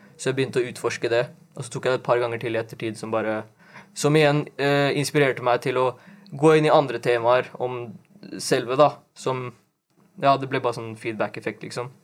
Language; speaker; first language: Norwegian; early bilingual, other home language; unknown